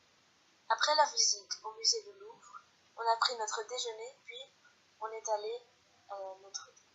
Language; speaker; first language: French; non-native, learner; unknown